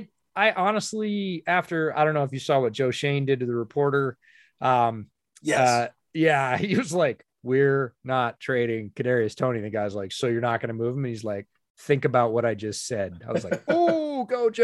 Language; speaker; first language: English; native; English